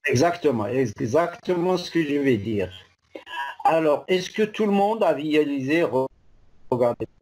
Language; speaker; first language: French; non-native, local second language; Arabic